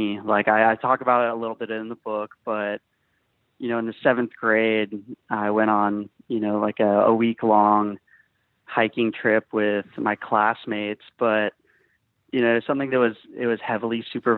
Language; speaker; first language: English; native; English